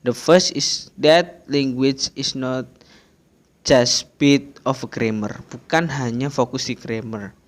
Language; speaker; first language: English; non-native, learner; Indonesian